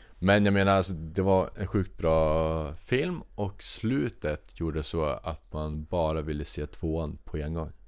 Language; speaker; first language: Swedish; native; Swedish